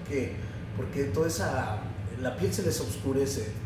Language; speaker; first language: Spanish; native; Spanish